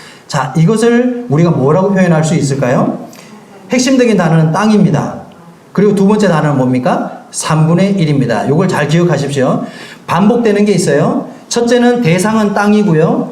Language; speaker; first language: Korean; native; Korean